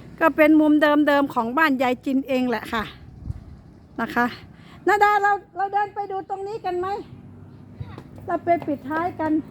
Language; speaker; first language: Thai; native; Thai